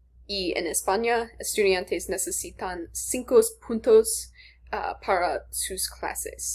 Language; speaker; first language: Spanish; non-native, learner; English